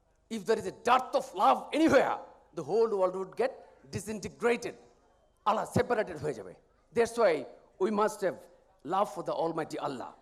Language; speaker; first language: English; non-native, local second language; Bangla